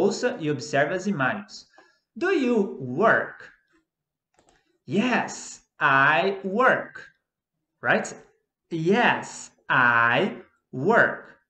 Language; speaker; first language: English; non-native, fluent; Portuguese